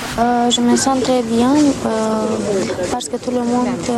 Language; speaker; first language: French; non-native, learner; Romanian